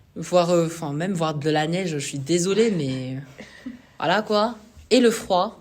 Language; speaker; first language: French; non-native, local second language; Malagasy